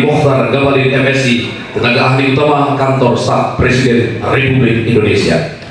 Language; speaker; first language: Indonesian; native; Indonesian